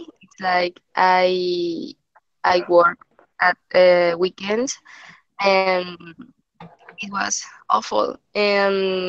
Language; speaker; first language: English; non-native, learner; Spanish